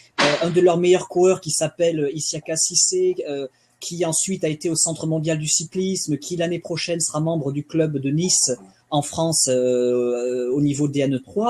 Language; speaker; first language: French; native; French